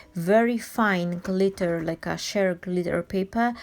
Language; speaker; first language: English; non-native, fluent; Polish